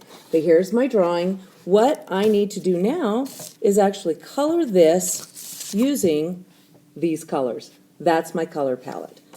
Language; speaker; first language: English; native; English